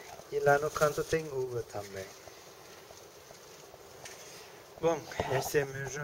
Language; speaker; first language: Portuguese; non-native, learner; English